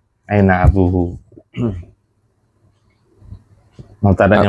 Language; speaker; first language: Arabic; non-native, fluent; Indonesian